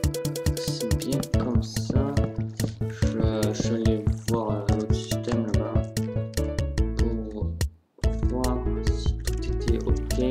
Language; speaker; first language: French; native; French